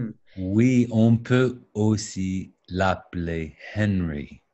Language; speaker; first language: French; non-native, learner; English